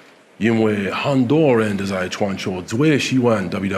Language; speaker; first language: Chinese; non-native, learner; English